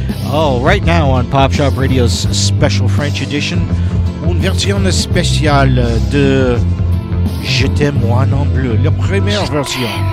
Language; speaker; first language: French; non-native, learner; English